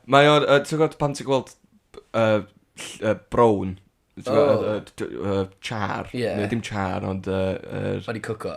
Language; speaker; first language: Welsh; native; Welsh